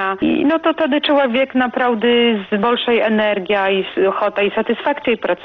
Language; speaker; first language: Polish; non-native, local second language; Belarusian